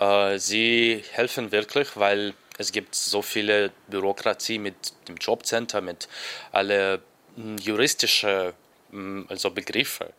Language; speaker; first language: German; non-native, learner; Ukrainian